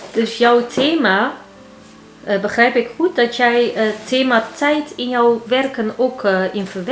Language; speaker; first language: Dutch; early bilingual, heritage; Turkish